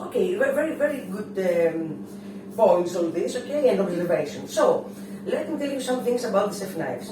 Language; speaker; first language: English; non-native, fluent; Greek